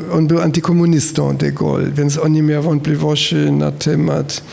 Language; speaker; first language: Polish; non-native, fluent; German